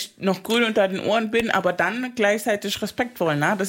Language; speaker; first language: German; non-native, fluent; Spanish